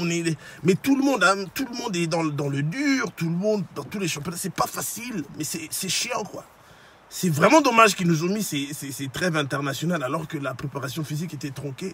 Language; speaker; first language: French; native; French